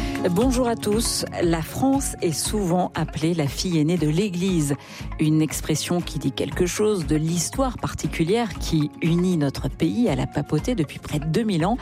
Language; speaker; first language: French; native; French